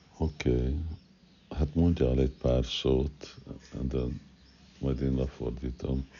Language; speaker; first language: Hungarian; early bilingual, heritage; Hungarian